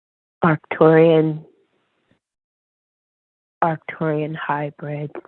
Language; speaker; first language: English; native; English